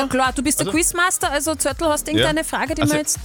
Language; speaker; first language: German; native; German